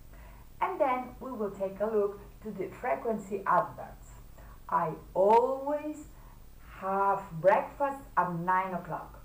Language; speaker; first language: English; non-native, fluent; Catalan